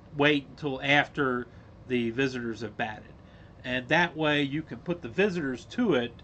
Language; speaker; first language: English; native; English